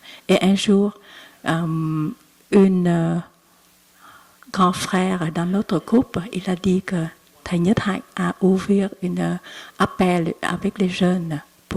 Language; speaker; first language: French; non-native, learner; Vietnamese